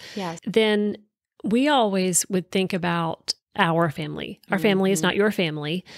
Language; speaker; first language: English; native; English